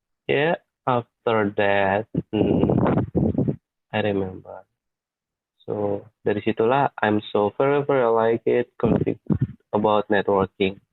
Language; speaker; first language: English; non-native, learner; Indonesian